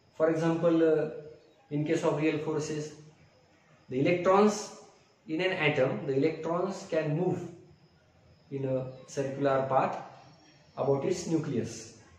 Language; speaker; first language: English; non-native, local second language; Marathi